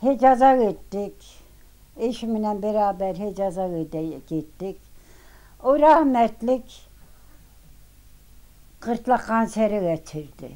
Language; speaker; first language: Turkish; native; Turkish